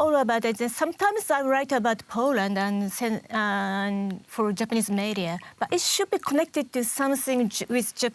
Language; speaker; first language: English; non-native, learner; Japanese